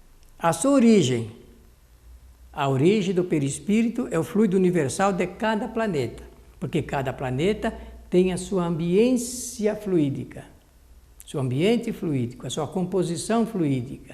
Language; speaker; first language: Portuguese; native; Portuguese